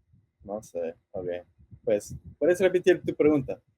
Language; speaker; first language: Spanish; early bilingual, heritage; English